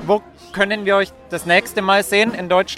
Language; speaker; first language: German; native; German